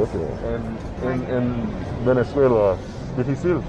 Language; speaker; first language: Spanish; non-native, learner; English